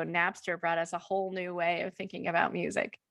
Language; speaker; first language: English; native; English